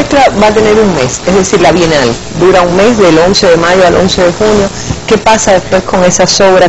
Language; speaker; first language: Spanish; native; Spanish